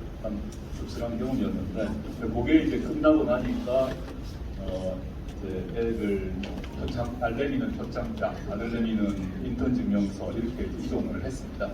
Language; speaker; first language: Korean; native; Korean